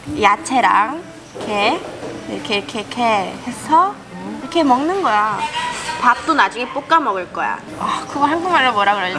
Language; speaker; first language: Korean; early bilingual, heritage; Korean